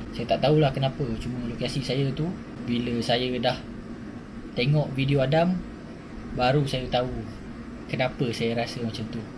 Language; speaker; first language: Malay; native; Malay